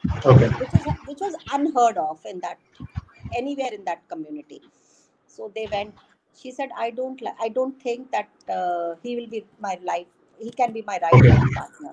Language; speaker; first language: English; non-native, local second language; Hindi